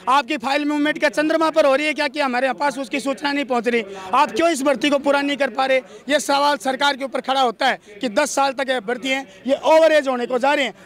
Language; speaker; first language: Hindi; native; Hindi